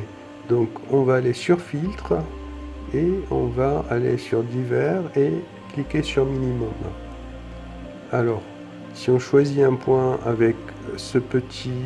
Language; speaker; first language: French; native; French